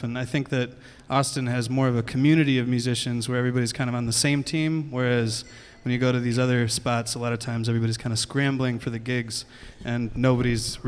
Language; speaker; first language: English; native; English